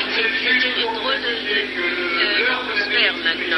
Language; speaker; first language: French; non-native, fluent; German